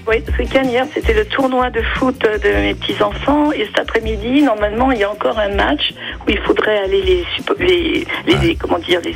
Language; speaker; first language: French; native; French